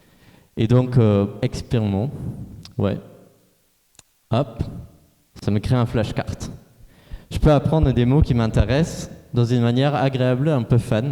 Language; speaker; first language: French; non-native, fluent; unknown